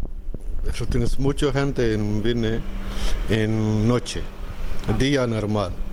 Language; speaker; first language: Spanish; non-native, learner; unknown